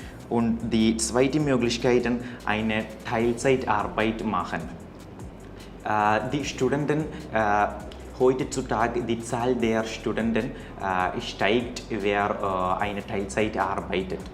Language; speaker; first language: German; non-native, learner; Malayalam